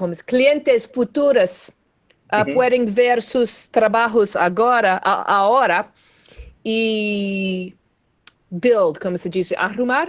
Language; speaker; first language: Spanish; non-native, learner; English